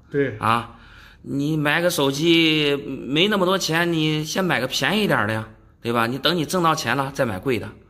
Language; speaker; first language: Chinese; native; Chinese